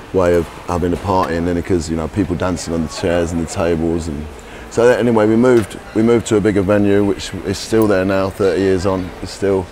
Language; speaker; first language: English; native; English